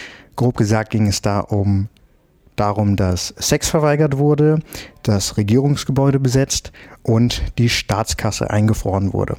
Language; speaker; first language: German; native; German